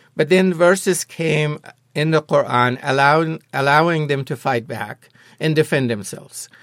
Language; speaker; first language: English; non-native, fluent; Persian